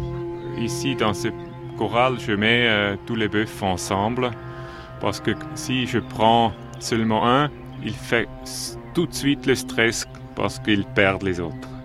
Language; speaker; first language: French; non-native, local second language; German